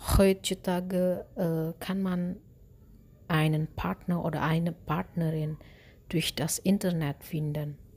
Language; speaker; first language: German; non-native, learner; Indonesian